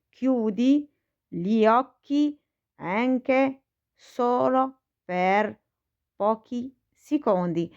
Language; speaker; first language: Italian; non-native, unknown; Arabic